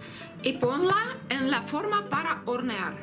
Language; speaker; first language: Spanish; non-native, learner; Russian